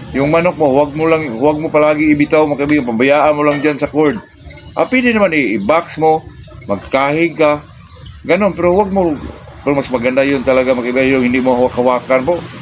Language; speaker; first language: Filipino; non-native, local second language; Cebuano